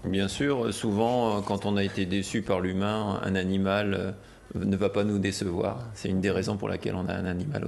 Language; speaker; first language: French; native; French